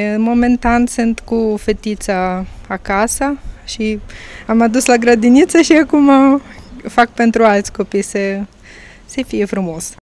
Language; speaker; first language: Romanian; non-native, learner; Ukrainian